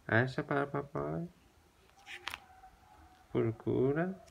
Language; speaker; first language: Portuguese; non-native, learner; Persian